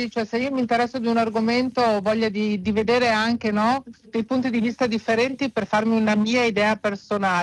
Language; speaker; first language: Italian; native; Italian